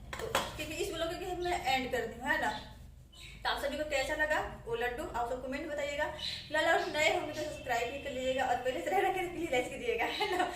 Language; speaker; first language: Hindi; native; Hindi